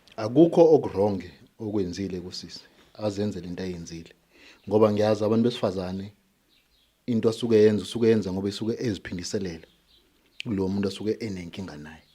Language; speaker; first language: Zulu; native; Zulu